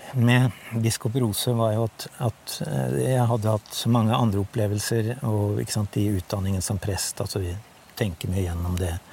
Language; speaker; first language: Norwegian; native; Norwegian